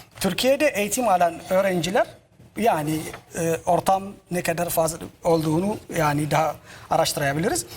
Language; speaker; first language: Turkish; non-native, learner; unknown